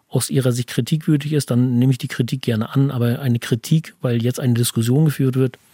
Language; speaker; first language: German; native; German